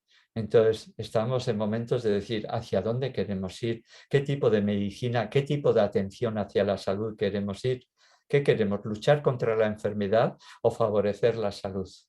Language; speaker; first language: Spanish; native; Spanish